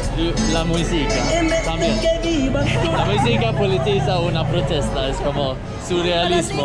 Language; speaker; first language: Spanish; non-native, learner; Swedish